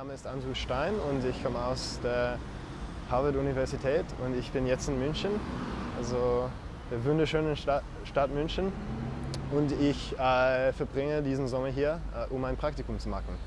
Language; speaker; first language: German; non-native, fluent; English